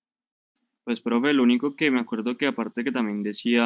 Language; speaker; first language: Spanish; native; Spanish